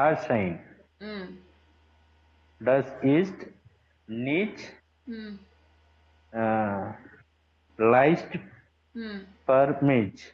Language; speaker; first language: German; non-native, learner; Tamil